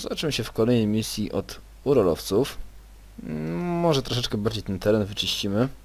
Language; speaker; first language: Polish; native; Polish